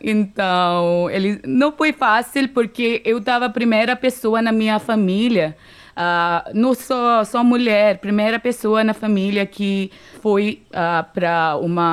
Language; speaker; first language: Portuguese; non-native, learner; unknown